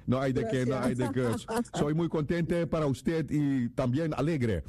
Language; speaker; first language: Spanish; non-native, learner; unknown